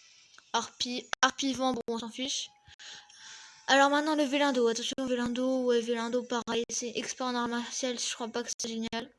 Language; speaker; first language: French; native; French